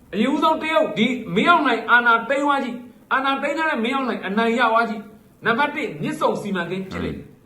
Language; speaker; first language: Burmese; native; Burmese